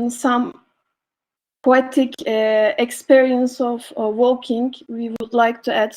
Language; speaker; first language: English; non-native, learner; Turkish